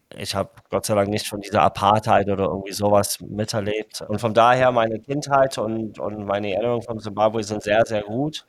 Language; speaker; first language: German; early bilingual, heritage; English